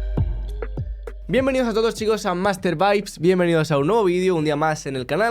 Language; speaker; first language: Spanish; native; Spanish